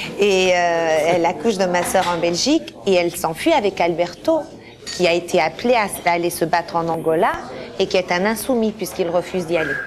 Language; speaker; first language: French; early bilingual, other home language; Portuguese